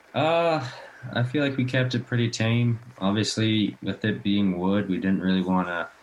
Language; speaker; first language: English; native; English